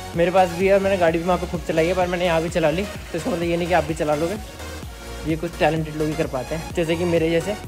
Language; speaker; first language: Hindi; native; Hindi